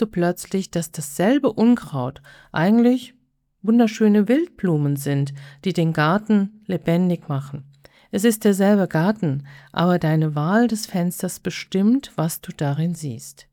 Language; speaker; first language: German; native; German